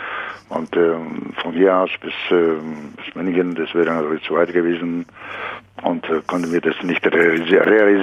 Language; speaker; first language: German; non-native, fluent; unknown